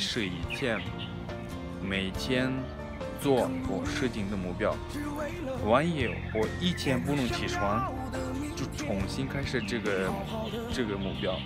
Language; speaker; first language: Chinese; non-native, fluent; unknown